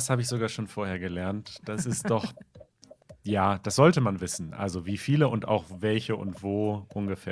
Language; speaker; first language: German; native; German